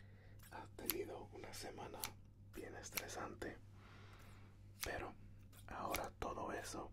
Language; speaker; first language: Spanish; early bilingual, heritage; Spanish